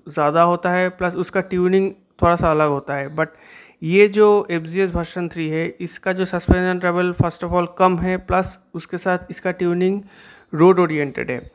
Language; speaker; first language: Hindi; non-native, local second language; Bangla